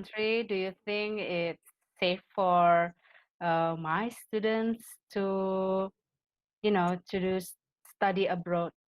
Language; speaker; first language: English; non-native, fluent; Indonesian